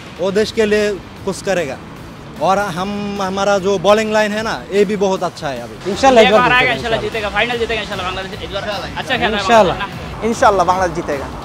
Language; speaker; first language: Hindi; non-native, fluent; Bangla